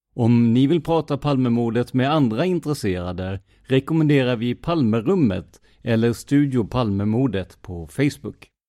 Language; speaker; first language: Swedish; native; Swedish